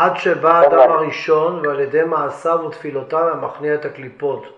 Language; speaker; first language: Hebrew; native; Hebrew